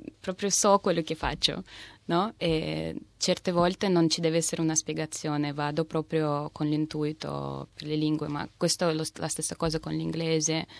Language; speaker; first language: Italian; non-native, fluent; Russian